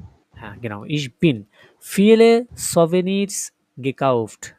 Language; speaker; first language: German; non-native, fluent; Bangla